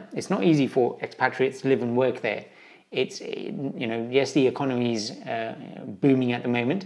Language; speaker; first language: English; native; English